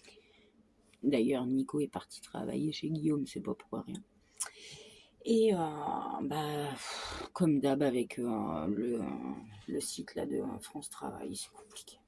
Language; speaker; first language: French; native; French